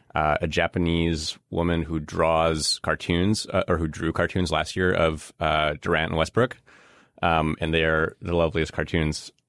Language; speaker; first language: English; native; English